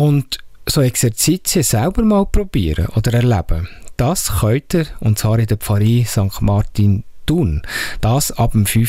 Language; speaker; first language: German; native; German